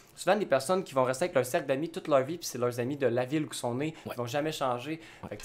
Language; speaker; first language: French; native; French